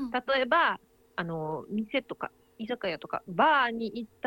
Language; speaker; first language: Japanese; non-native, fluent; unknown